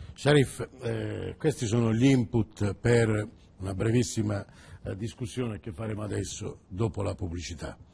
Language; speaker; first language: Italian; native; Italian